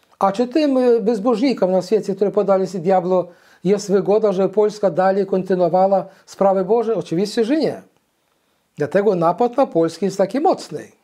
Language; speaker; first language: Polish; early bilingual, heritage; Polish